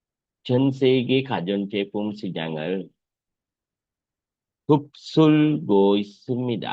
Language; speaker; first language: Korean; non-native, fluent; Sinhala